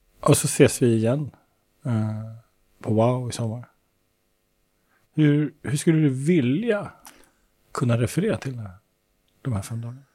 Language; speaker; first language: Swedish; native; Swedish